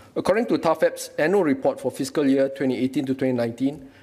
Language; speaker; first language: English; non-native, local second language; Malay